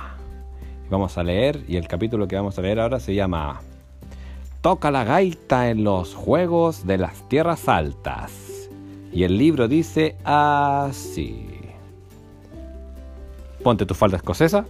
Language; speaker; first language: Spanish; native; Spanish